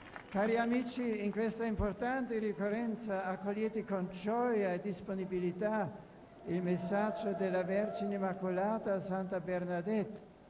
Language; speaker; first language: Italian; non-native, fluent; German